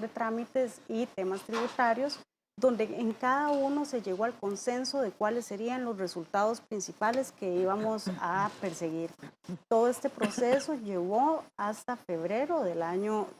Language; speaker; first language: Spanish; native; Spanish